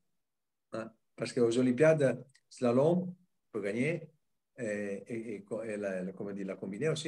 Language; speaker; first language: French; non-native, fluent; Italian